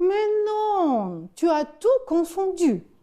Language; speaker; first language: French; non-native, fluent; Ukrainian